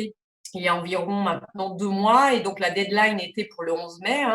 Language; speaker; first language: French; native; French